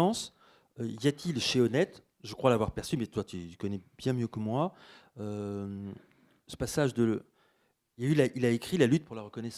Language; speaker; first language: French; native; French